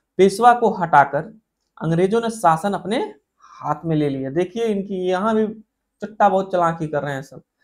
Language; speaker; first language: Hindi; native; Hindi